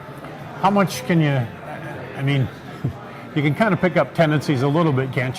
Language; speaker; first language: English; native; English